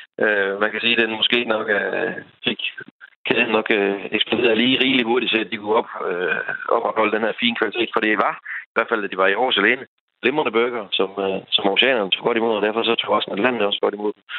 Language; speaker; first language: Danish; native; Danish